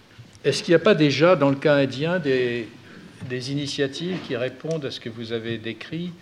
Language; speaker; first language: French; native; French